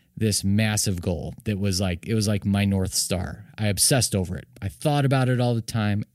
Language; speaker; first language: English; native; English